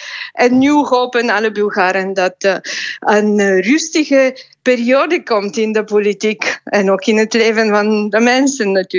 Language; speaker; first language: Dutch; non-native, fluent; Bulgarian